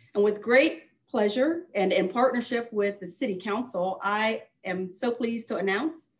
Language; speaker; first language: English; native; English